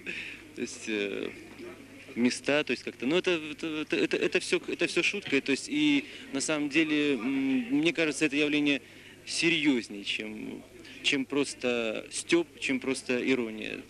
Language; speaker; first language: Russian; native; Russian